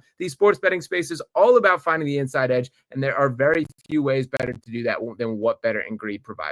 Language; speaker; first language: English; native; English